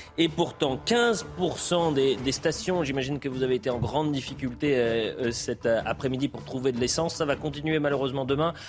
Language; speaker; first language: French; native; French